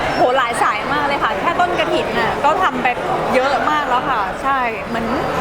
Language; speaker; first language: Thai; native; Thai